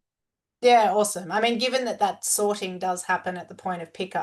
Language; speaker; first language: English; native; English